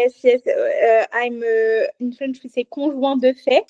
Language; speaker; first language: English; non-native, learner; French